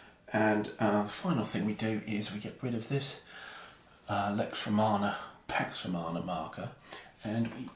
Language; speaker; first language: English; native; English